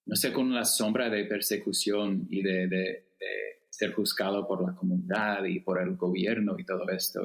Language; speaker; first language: Spanish; non-native, fluent; English